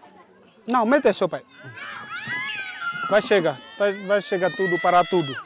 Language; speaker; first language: Portuguese; non-native, learner; Vietnamese